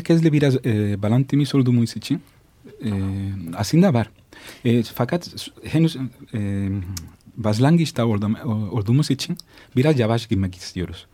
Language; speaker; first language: Turkish; non-native, fluent; Spanish